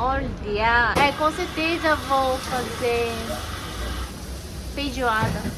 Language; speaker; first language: Portuguese; non-native, learner; Japanese